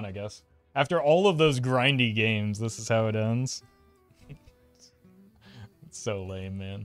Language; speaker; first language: English; native; English